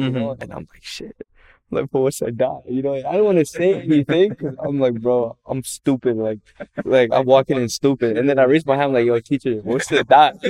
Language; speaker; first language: English; native; English